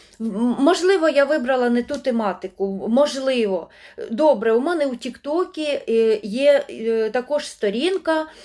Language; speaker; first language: Ukrainian; non-native, local second language; Russian